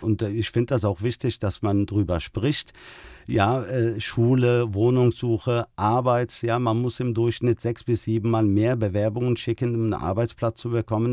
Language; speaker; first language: German; early bilingual, other home language; Turkish